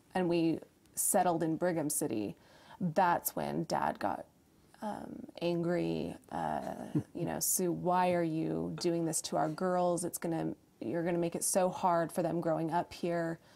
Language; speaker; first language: English; native; English